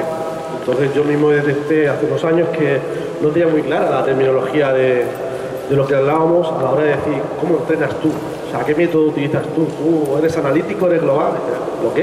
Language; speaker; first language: Spanish; native; Spanish